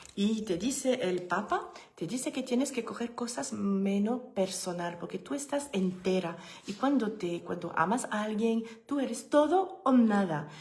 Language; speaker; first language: Spanish; non-native, learner; French